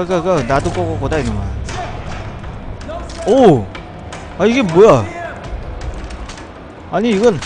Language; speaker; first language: Korean; native; Korean